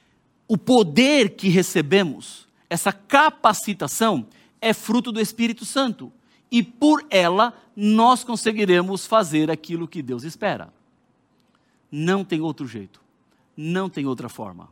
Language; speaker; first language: Portuguese; native; Portuguese